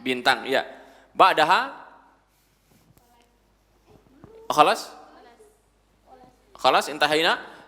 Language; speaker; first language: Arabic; non-native, fluent; Indonesian